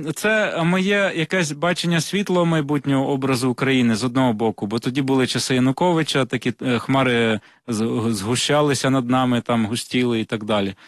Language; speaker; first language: Ukrainian; non-native, local second language; Russian